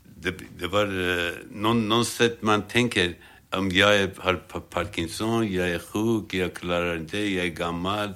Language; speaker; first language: Swedish; non-native, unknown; Armenian